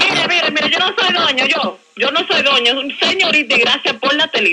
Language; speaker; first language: Spanish; native; Spanish